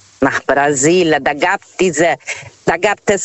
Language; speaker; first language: German; non-native, fluent; Portuguese